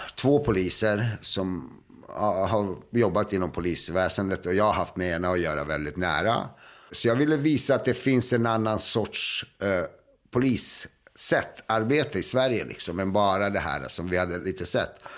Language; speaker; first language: Swedish; early bilingual, other home language; Serbian